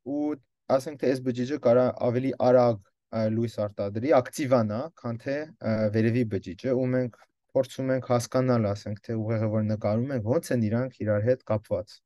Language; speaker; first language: Armenian; early bilingual, heritage; Armenian